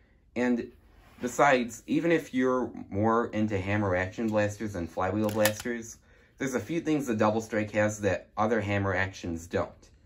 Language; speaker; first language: English; native; English